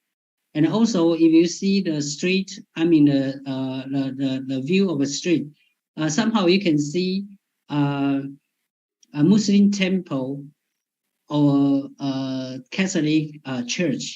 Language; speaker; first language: English; non-native, fluent; Chinese